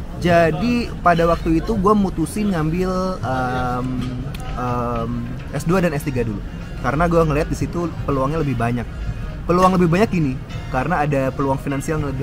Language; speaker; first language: Indonesian; native; Indonesian